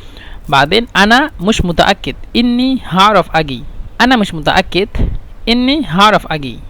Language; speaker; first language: Arabic; non-native, fluent; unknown